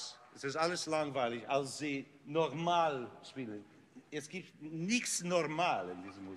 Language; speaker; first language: German; non-native, learner; English